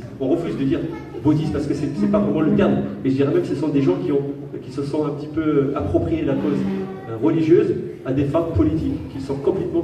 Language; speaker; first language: French; native; French